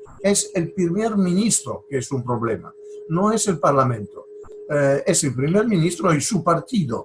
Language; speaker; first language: Spanish; non-native, fluent; Italian